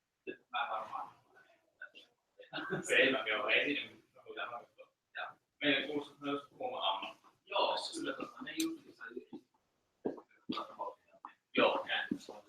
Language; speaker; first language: Finnish; native; Finnish